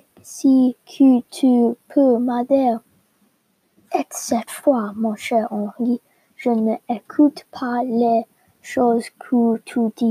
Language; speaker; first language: French; non-native, learner; English